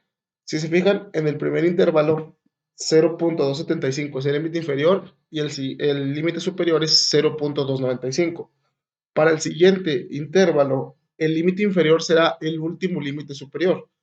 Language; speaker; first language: Spanish; native; Spanish